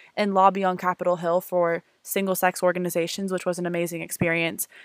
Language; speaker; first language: English; native; English